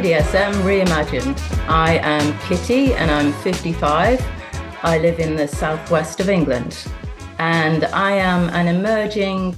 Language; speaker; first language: English; native; English